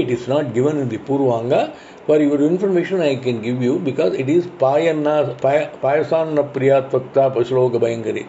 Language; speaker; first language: English; non-native, local second language; Tamil